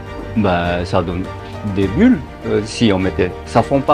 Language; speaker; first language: French; non-native, learner; Japanese